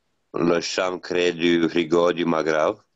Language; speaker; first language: French; non-native, learner; Italian